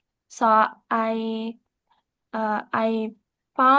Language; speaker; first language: English; non-native, learner; Indonesian